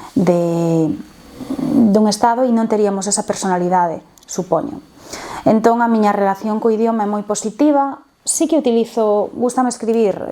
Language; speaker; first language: Galician; non-native, local second language; Spanish